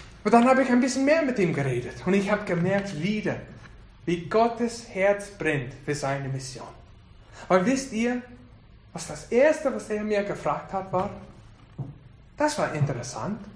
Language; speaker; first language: German; non-native, fluent; English